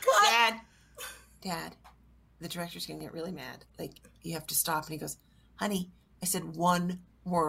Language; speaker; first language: English; native; English